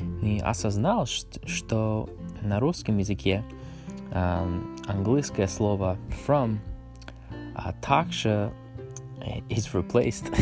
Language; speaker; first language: Russian; non-native, learner; English